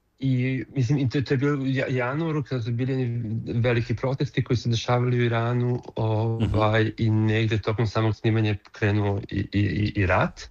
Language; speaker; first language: Serbian; native; Serbian